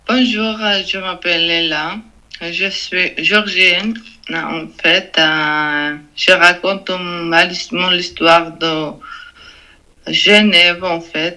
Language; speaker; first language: French; non-native, learner; Georgian